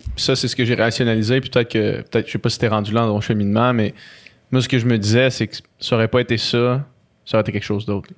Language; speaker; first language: French; native; French